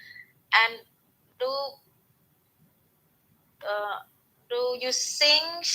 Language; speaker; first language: English; non-native, learner; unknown